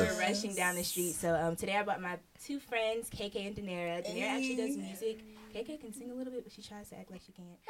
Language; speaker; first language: English; native; English